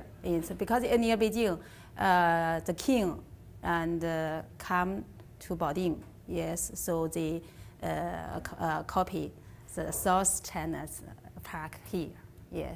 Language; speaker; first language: English; non-native, learner; Chinese